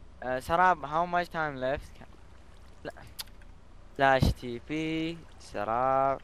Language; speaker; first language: Arabic; native; Arabic